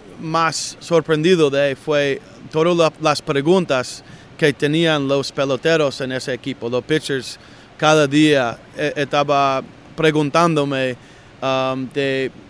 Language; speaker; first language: Spanish; non-native, learner; English